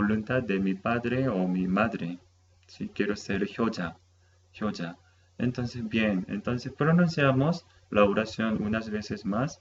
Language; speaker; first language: Spanish; non-native, fluent; Korean